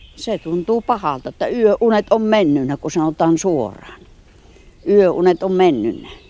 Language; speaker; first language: Finnish; native; Finnish